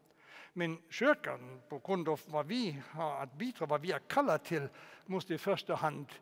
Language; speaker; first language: Norwegian; non-native, fluent; German